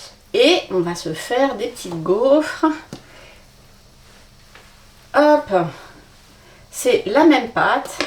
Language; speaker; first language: French; native; French